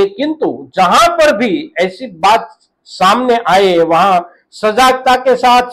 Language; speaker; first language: Hindi; non-native, local second language; Gujarati